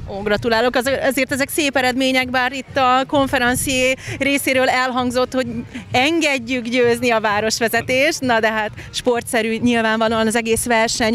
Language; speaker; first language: Hungarian; native; Hungarian